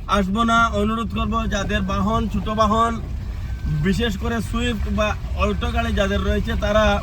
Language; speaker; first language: Bangla; non-native, local second language; Sylheti